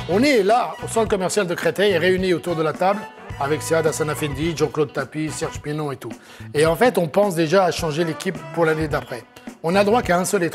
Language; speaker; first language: French; native; French